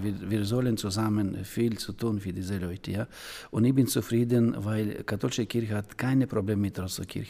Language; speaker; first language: German; non-native, learner; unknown